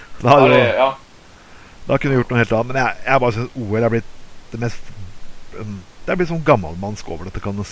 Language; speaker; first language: Norwegian; native; Norwegian